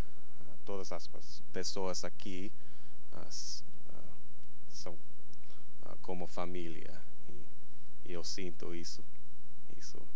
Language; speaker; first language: Portuguese; non-native, learner; English